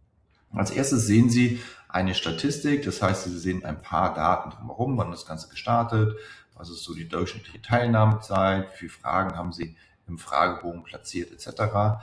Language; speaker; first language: German; native; German